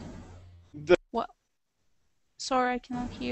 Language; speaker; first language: English; non-native, learner; Russian